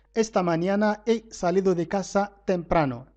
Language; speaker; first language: Spanish; non-native, fluent; Arabic